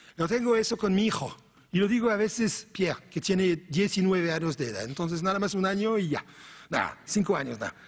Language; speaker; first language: Spanish; non-native, fluent; French